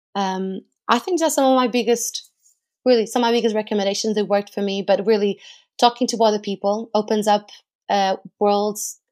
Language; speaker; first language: English; non-native, fluent; Portuguese